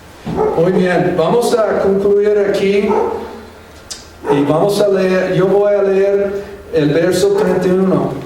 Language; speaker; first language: Spanish; non-native, fluent; English